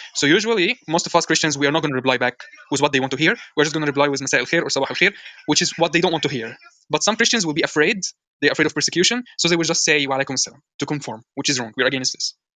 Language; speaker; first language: English; non-native, fluent; Arabic